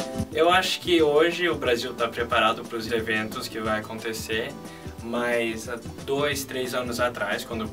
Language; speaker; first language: Portuguese; early bilingual, heritage; Portuguese